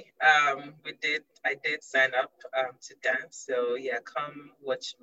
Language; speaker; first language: English; non-native, local second language; Yoruba